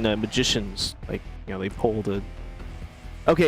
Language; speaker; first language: English; native; English